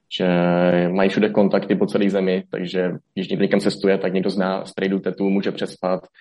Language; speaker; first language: Czech; native; Czech